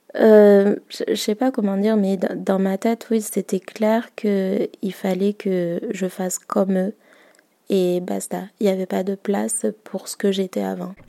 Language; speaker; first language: French; early bilingual, other home language; Malagasy